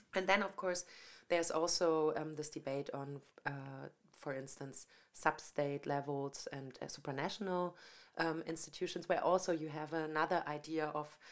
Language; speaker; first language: English; non-native, fluent; German